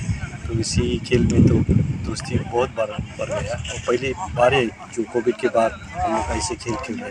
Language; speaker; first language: Hindi; non-native, fluent; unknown